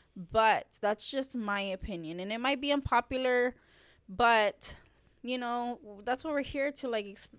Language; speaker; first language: English; native; English